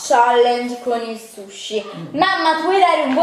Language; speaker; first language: Italian; native; Italian